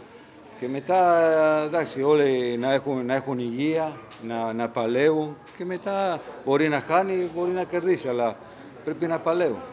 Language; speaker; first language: Greek; non-native, fluent; Spanish